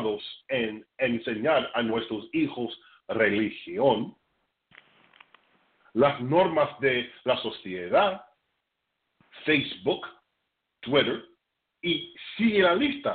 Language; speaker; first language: Spanish; non-native, fluent; English